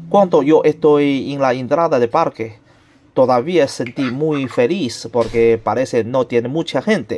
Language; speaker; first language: Spanish; non-native, learner; Chinese